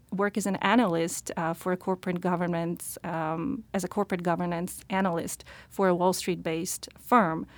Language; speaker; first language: English; non-native, fluent; Slovak